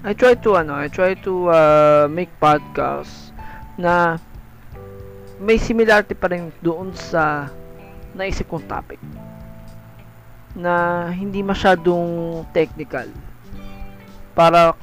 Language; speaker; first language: English; non-native, local second language; Filipino